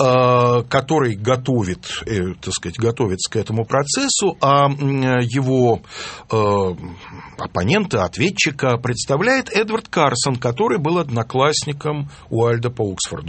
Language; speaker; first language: Russian; native; Russian